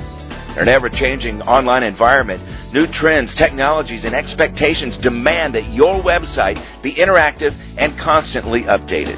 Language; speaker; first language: English; native; English